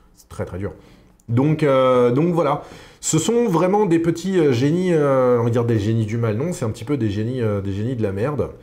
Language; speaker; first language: French; native; French